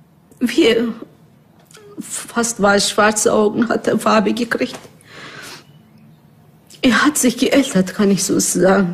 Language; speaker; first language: German; non-native, learner; Turkish